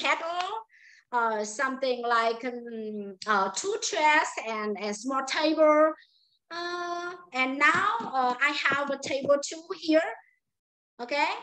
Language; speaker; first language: English; non-native, fluent; Vietnamese